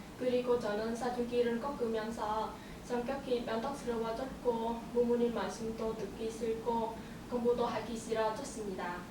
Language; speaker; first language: Korean; non-native, learner; Vietnamese